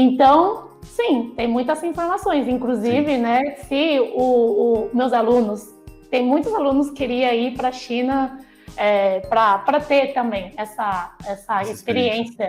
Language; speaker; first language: Portuguese; non-native, fluent; Chinese